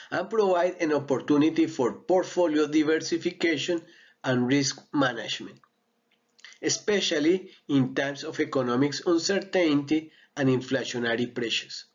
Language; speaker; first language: English; non-native, fluent; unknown